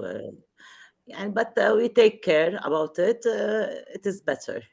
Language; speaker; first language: English; non-native, learner; Arabic